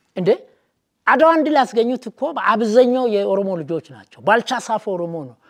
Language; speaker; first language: Amharic; non-native, local second language; Oromo